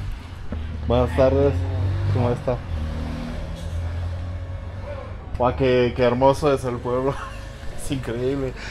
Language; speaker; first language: Spanish; non-native, fluent; French